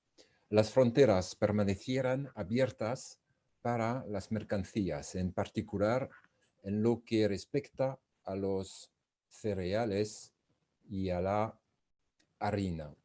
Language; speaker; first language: Spanish; non-native, fluent; French